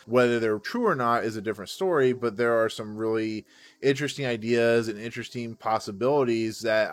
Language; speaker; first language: English; native; English